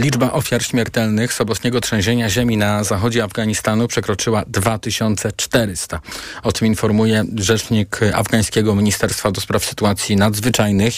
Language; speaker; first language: Polish; native; Polish